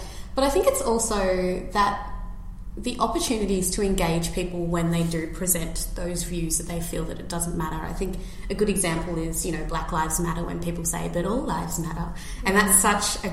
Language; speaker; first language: English; native; English